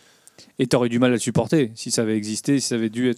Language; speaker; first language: French; native; French